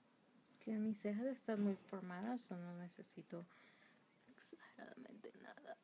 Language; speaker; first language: Spanish; early bilingual, heritage; Spanish